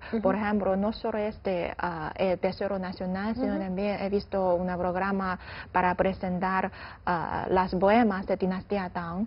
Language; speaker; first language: Spanish; non-native, fluent; Chinese